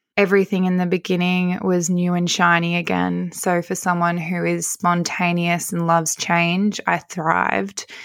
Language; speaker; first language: English; native; English